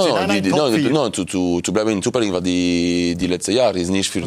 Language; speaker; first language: German; non-native, local second language; French